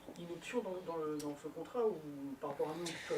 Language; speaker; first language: French; native; French